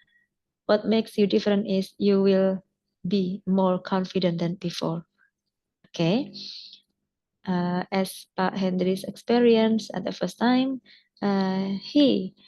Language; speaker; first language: English; non-native, fluent; Indonesian